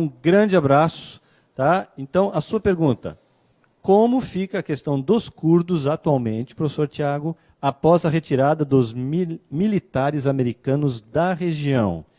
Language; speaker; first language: Portuguese; native; Portuguese